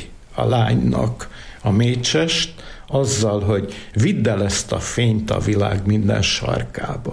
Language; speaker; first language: Hungarian; native; Hungarian